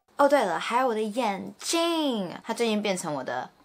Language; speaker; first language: Chinese; early bilingual, heritage; Chinese